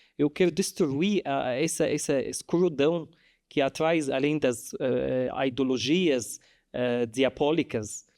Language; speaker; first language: Portuguese; non-native, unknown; Arabic